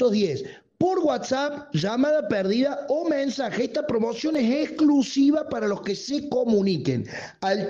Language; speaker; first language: Spanish; native; Spanish